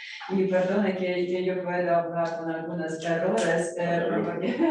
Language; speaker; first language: Spanish; non-native, learner; Ukrainian